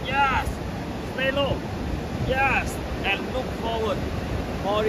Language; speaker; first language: English; non-native, learner; Thai